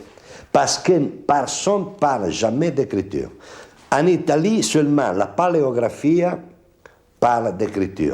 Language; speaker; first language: French; non-native, fluent; Italian